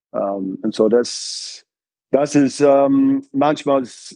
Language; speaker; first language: German; non-native, fluent; English